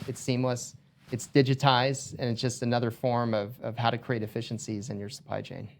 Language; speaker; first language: English; native; English